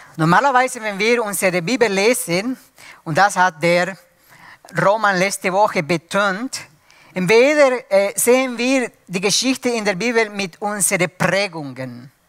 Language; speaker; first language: German; non-native, fluent; Spanish